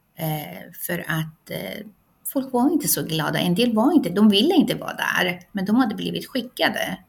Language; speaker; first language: Swedish; non-native, fluent; Persian